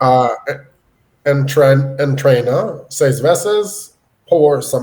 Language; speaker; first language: Spanish; non-native, learner; English